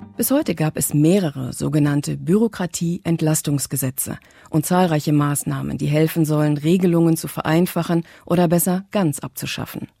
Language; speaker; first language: German; native; German